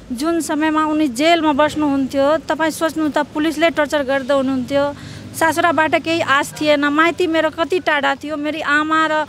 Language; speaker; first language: Nepali; non-native, local second language; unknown